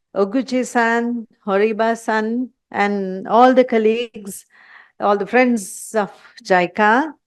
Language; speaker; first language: English; non-native, local second language; Sinhala